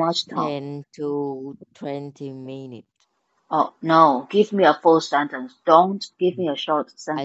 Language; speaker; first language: English; non-native, learner; Vietnamese